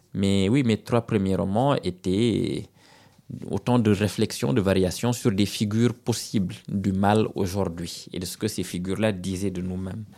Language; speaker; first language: French; non-native, local second language; Serer